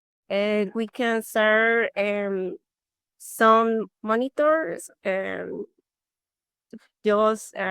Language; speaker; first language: English; non-native, learner; Spanish